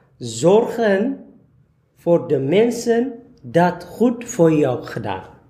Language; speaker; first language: Dutch; non-native, learner; Tigrinya